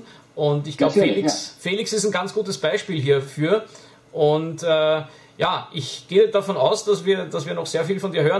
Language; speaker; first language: German; native; German